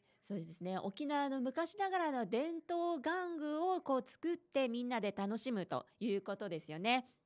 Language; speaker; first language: Japanese; native; Japanese